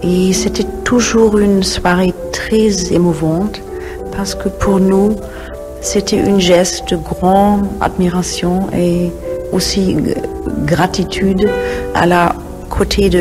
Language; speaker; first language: French; non-native, fluent; German